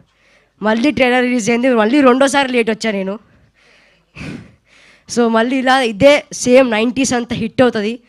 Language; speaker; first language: Telugu; native; Telugu